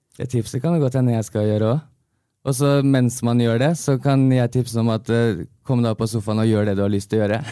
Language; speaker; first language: Norwegian; early bilingual, heritage; Norwegian